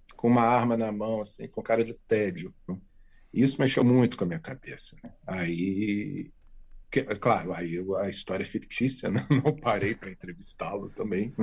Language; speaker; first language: Portuguese; native; Portuguese